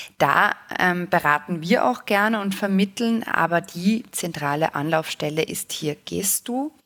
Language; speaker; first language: German; native; German